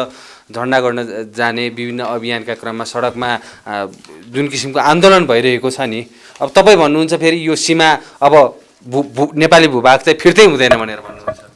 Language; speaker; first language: Nepali; native; Nepali